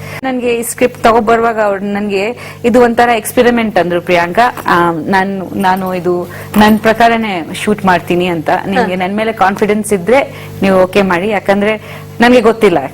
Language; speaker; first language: Kannada; non-native, fluent; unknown